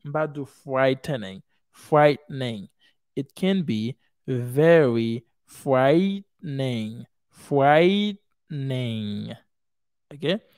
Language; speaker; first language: English; non-native, fluent; Haitian Creole